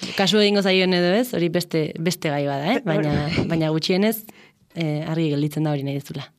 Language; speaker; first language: Basque; native; Basque